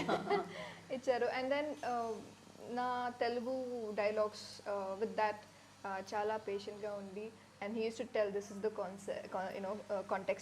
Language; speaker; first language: Telugu; non-native, learner; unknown